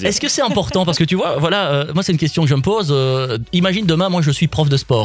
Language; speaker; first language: French; native; French